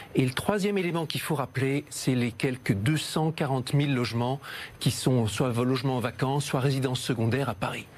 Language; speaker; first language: French; native; French